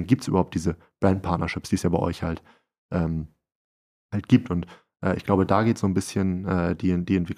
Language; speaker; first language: German; native; German